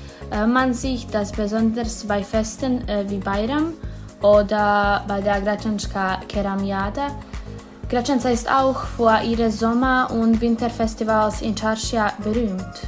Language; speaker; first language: German; non-native, learner; Bosnian